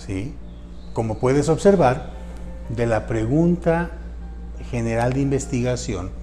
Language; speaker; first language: Spanish; native; Spanish